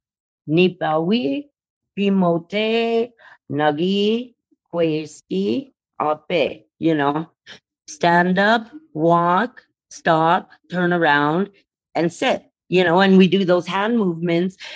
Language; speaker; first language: English; native; English